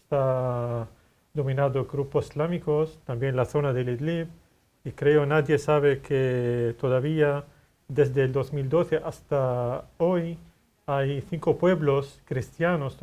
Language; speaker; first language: Spanish; non-native, fluent; Arabic